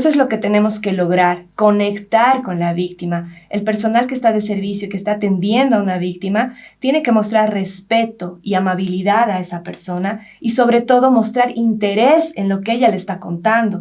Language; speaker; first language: Spanish; native; Spanish